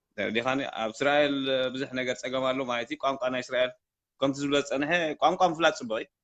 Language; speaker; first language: Tigrinya; native; Tigrinya